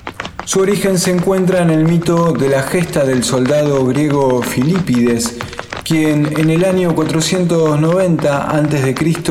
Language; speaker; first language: Spanish; native; Spanish